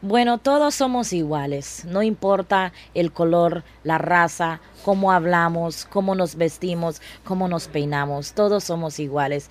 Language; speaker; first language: Spanish; non-native, local second language; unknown